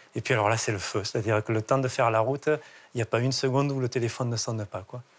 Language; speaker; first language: French; native; French